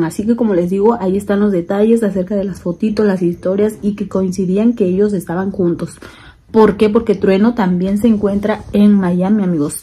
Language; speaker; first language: Spanish; native; Spanish